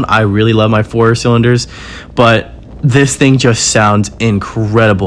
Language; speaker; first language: English; native; English